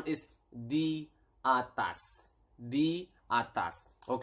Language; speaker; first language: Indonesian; native; Indonesian